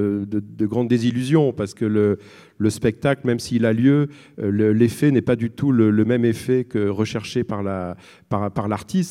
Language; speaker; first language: French; native; French